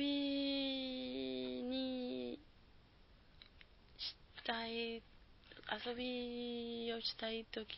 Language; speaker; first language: Japanese; non-native, learner; Spanish